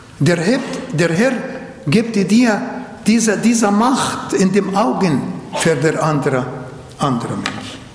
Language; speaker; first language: German; non-native, learner; Arabic